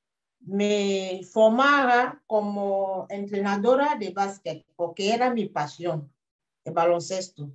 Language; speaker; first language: Spanish; non-native, fluent; French